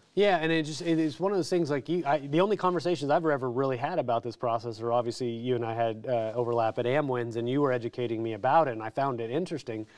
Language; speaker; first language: English; native; English